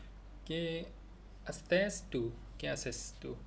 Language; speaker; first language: Spanish; non-native, learner; Korean